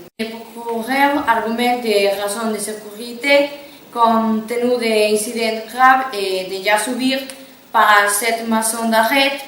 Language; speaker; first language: French; non-native, learner; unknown